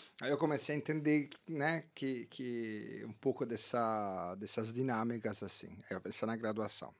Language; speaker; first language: Portuguese; non-native, fluent; Italian